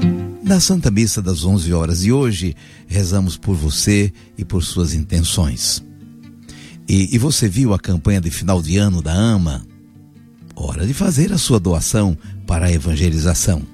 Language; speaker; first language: Portuguese; native; Portuguese